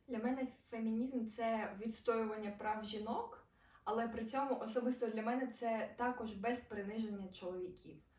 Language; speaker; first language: Ukrainian; non-native, local second language; Russian